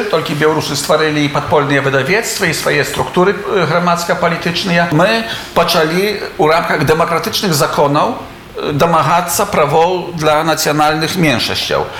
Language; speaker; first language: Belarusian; native; Belarusian